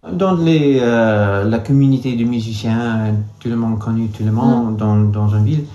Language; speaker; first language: French; non-native, learner; English